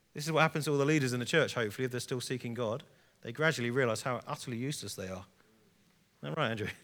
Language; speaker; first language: English; native; English